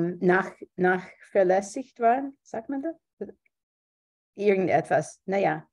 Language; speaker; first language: German; non-native, fluent; English